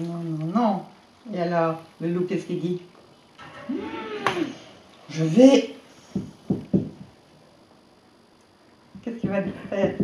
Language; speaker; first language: French; native; French